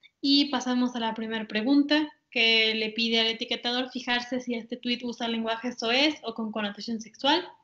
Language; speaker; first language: Spanish; native; Spanish